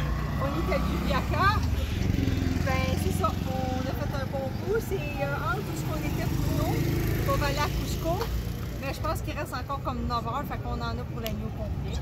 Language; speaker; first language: French; native; French